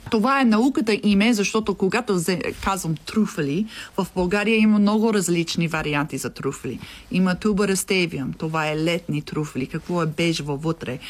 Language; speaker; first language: Bulgarian; non-native, learner; English